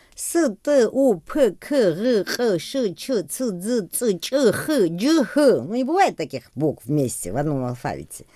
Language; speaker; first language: Russian; non-native, local second language; Georgian